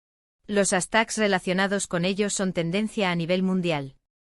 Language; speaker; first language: Spanish; native; Spanish